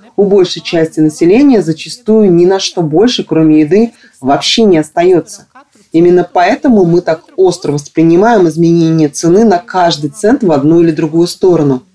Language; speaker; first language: Russian; non-native, local second language; Latvian